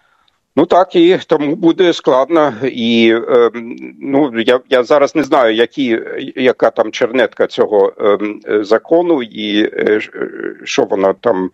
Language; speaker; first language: Ukrainian; non-native, fluent; German